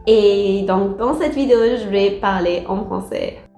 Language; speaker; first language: French; non-native, learner; Persian